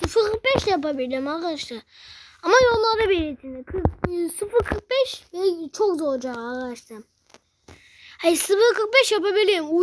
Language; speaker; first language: Turkish; native; Turkish